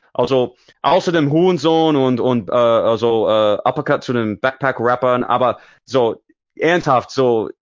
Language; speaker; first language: German; non-native, learner; English